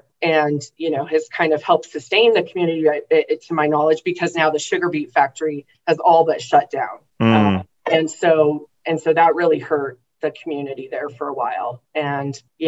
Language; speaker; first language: English; native; English